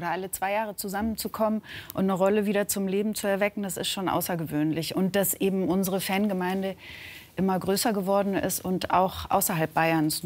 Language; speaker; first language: German; native; German